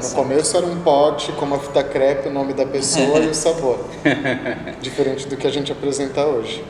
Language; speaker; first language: Portuguese; native; Portuguese